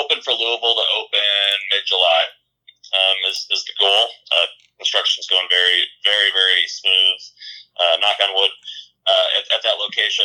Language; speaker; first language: English; native; English